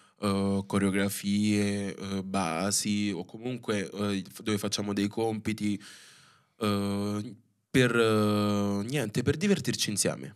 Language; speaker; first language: Italian; early bilingual, other home language; Filipino